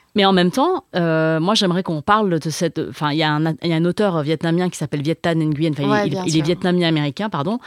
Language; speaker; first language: French; native; French